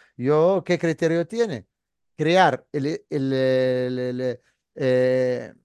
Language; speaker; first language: Spanish; non-native, fluent; Arabic